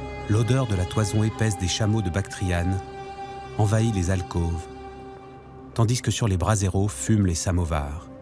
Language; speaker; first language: French; native; French